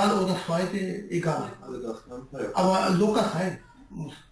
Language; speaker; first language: German; non-native, learner; Urdu